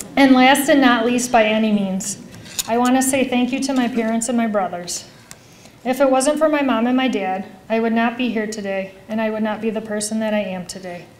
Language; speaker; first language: English; native; English